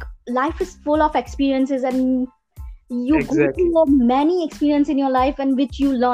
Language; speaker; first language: English; non-native, local second language; Gujarati